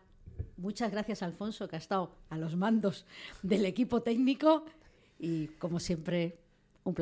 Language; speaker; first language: Spanish; native; Spanish